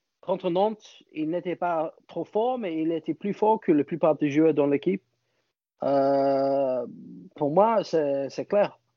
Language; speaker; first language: French; non-native, fluent; English